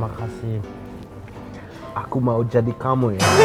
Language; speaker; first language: Indonesian; non-native, learner; Japanese